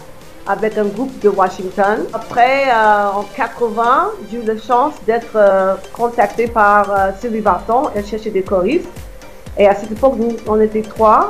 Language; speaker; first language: French; non-native, fluent; English